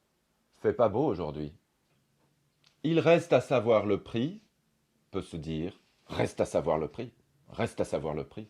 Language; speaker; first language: French; native; French